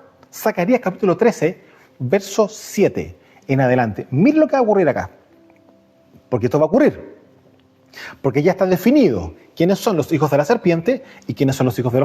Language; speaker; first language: Spanish; native; Spanish